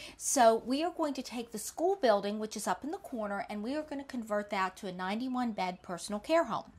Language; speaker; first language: English; native; English